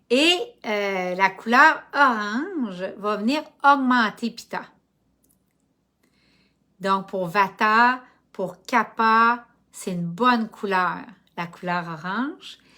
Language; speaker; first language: French; native; French